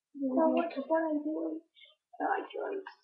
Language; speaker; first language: English; non-native, learner; Danish